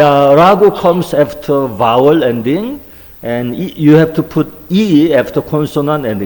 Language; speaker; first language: English; non-native, fluent; Korean